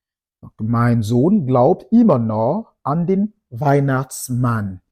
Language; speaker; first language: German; non-native, fluent; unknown